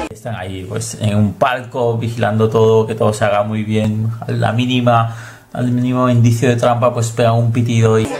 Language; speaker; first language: Spanish; native; Spanish